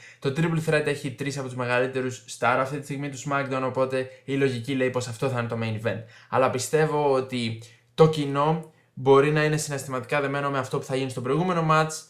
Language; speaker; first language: Greek; native; Greek